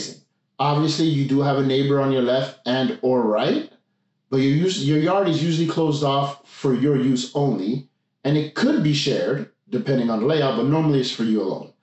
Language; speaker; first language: English; native; English